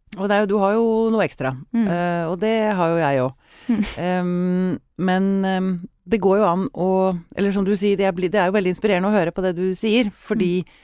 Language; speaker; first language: Norwegian; native; Norwegian